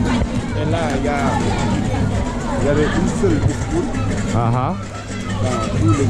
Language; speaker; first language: French; non-native, local second language; Wolof